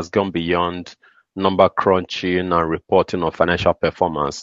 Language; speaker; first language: English; non-native, local second language; Igbo